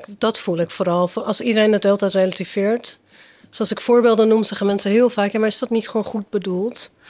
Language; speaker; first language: Dutch; early bilingual, other home language; Persian